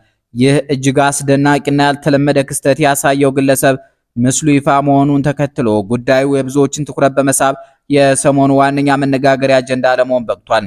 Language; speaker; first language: Amharic; native; Amharic